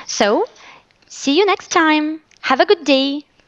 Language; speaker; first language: English; non-native, fluent; Russian